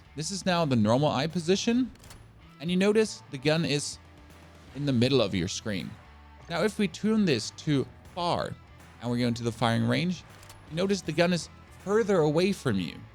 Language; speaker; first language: English; non-native, fluent; German